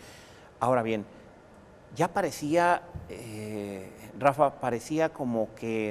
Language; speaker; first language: Spanish; native; Spanish